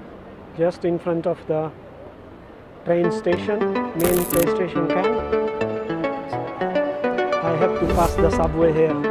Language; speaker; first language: English; non-native, learner; Hindi